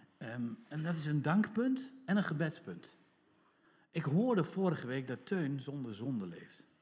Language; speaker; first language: Dutch; native; Dutch